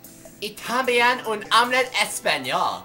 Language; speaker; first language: Spanish; non-native, learner; English